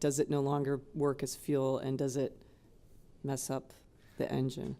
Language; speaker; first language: English; native; English